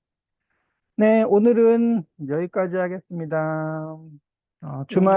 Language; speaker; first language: Korean; native; Korean